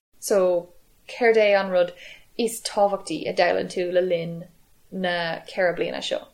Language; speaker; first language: Irish; non-native, local second language; English